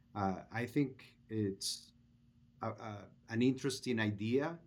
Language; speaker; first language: English; non-native, fluent; Spanish